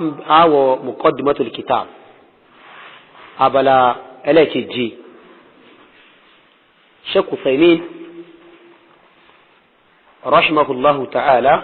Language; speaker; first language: Arabic; non-native, fluent; Yoruba